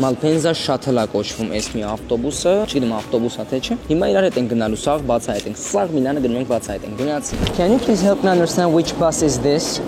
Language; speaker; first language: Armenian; early bilingual, heritage; Armenian